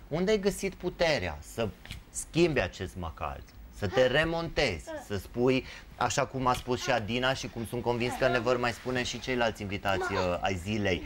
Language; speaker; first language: Romanian; native; Romanian